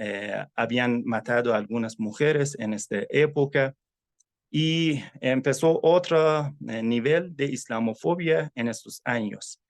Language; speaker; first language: Spanish; non-native, fluent; Persian